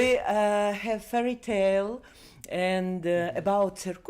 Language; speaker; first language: English; non-native, learner; Belarusian